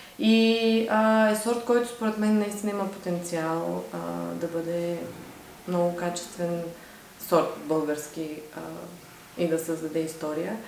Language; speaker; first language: Bulgarian; native; Bulgarian